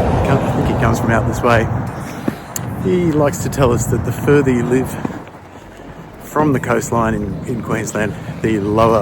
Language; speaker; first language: English; native; English